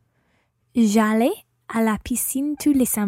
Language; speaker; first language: French; non-native, learner; English